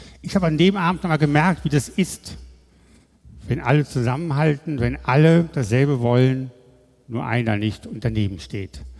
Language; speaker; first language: German; native; German